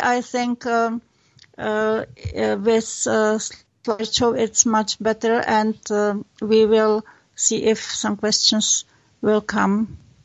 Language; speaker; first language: English; non-native, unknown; Czech